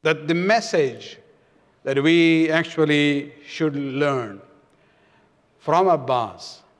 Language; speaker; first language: English; non-native, local second language; Urdu